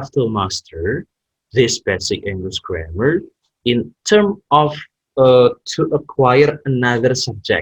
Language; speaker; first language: English; non-native, fluent; Indonesian